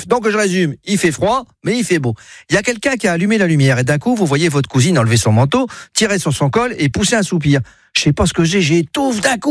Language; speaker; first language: French; native; French